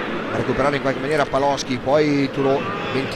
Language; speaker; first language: Italian; native; Italian